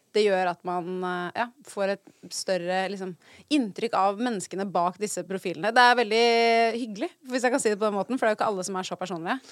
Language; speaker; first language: Norwegian; native; Norwegian